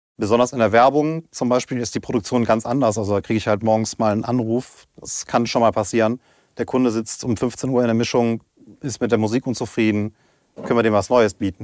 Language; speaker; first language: German; native; German